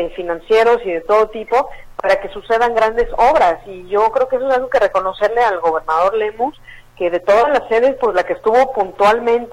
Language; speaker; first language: Spanish; native; Spanish